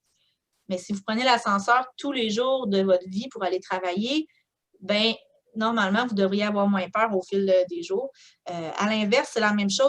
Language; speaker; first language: French; native; French